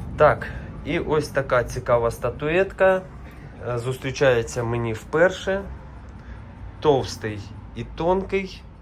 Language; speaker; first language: Ukrainian; native; Ukrainian